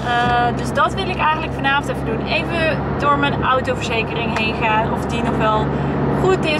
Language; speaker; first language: Dutch; native; Dutch